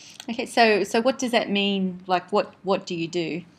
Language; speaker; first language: English; native; English